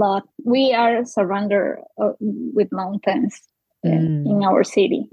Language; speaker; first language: English; non-native, learner; Spanish